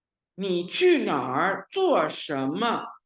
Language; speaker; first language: Chinese; non-native, learner; Urdu